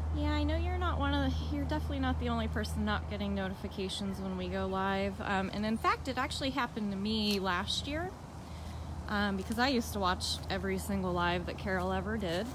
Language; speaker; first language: English; native; English